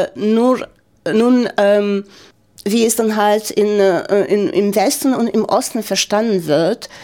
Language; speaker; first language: German; non-native, fluent; Ukrainian